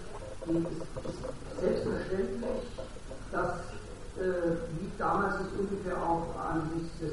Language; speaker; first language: German; native; German